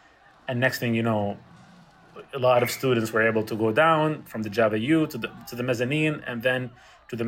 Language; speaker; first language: English; non-native, fluent; Arabic